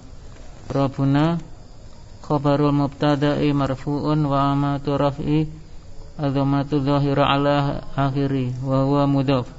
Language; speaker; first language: Arabic; non-native, learner; Indonesian